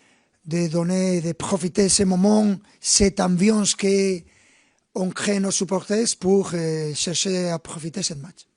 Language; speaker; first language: French; non-native, fluent; Spanish